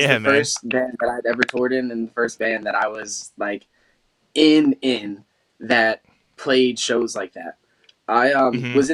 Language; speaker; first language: English; native; English